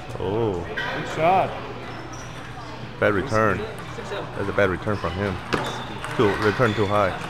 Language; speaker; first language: English; non-native, learner; Chinese